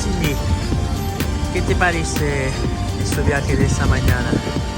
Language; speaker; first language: Spanish; non-native, fluent; Italian